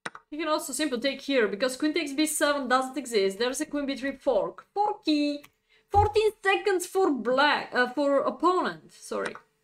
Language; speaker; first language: English; non-native, fluent; Bulgarian